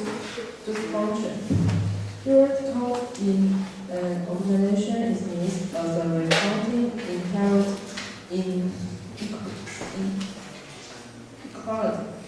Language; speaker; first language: English; non-native, learner; Chinese